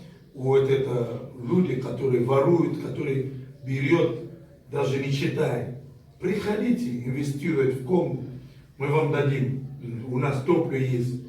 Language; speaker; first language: Russian; non-native, fluent; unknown